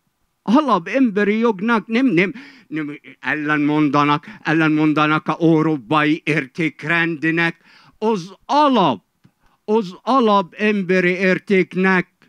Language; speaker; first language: Hungarian; non-native, fluent; Arabic